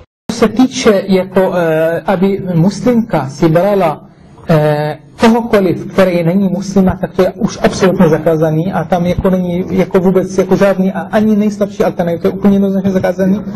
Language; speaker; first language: Czech; non-native, fluent; Arabic